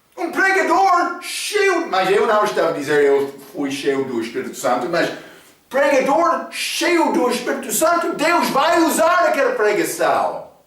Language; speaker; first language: Portuguese; non-native, fluent; English